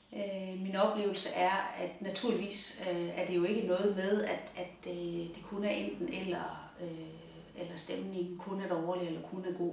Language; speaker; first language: Danish; native; Danish